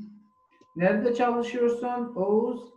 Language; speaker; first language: Turkish; non-native, learner; German